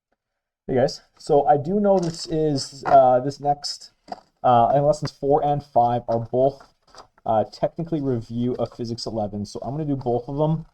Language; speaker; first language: English; native; English